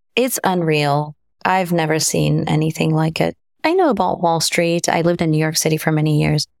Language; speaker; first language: English; non-native, fluent; French